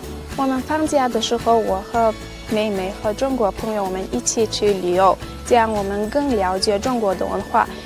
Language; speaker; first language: Chinese; non-native, fluent; Turkmen